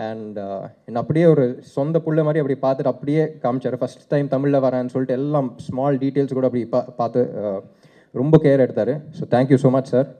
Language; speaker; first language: Tamil; non-native, local second language; Telugu